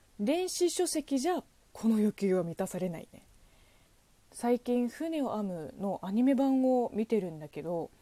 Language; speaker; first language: Japanese; non-native, fluent; Chinese